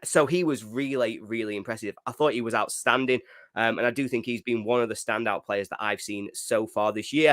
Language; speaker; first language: English; native; English